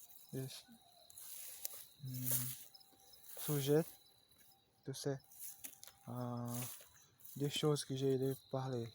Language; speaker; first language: French; non-native, learner; Portuguese